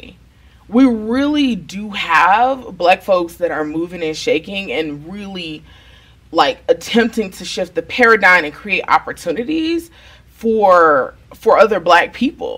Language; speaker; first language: English; native; English